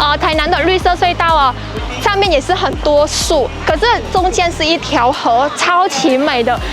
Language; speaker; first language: Chinese; non-native, fluent; Vietnamese